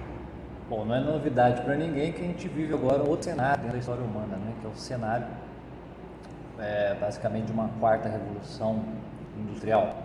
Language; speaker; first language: Portuguese; native; Portuguese